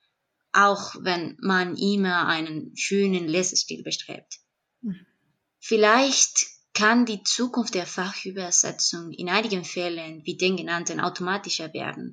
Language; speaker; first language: German; non-native, fluent; Spanish